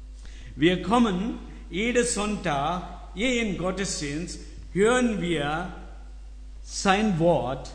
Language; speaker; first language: German; non-native, learner; Tamil